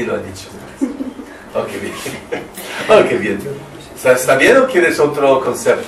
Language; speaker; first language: Spanish; non-native, learner; French